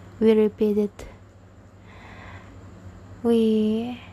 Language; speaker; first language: English; non-native, learner; Indonesian